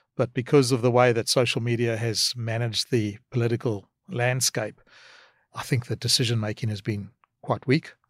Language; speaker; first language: English; native; English